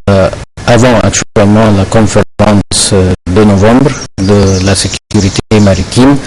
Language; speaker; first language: French; non-native, fluent; Arabic